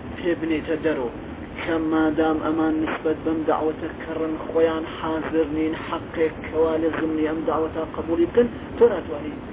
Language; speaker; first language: Central Kurdish; non-native, local second language; Gurani